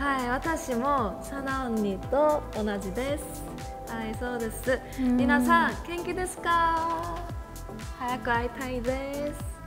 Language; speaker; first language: Japanese; non-native, fluent; Korean